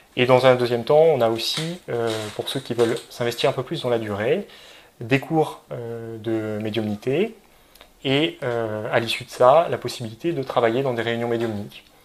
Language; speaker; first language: French; native; French